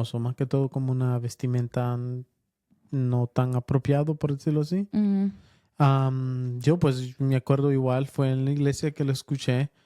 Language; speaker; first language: Spanish; early bilingual, heritage; Spanish